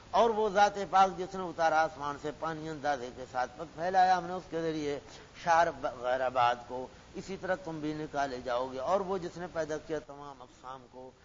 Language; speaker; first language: Urdu; non-native, local second language; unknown